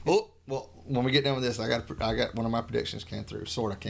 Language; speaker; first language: English; native; English